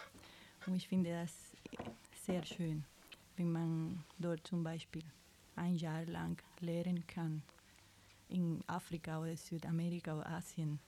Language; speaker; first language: German; non-native, fluent; Spanish